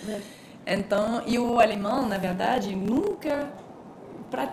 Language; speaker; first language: Portuguese; non-native, fluent; French